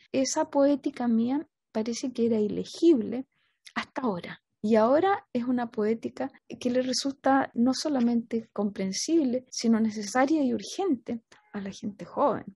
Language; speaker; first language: Spanish; native; Spanish